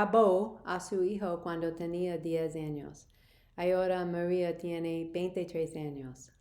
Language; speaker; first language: Spanish; non-native, learner; English